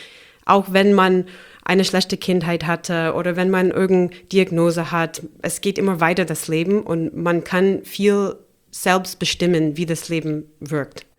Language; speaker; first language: German; non-native, fluent; English